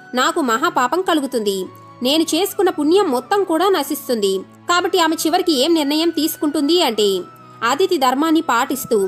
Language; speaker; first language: Telugu; native; Telugu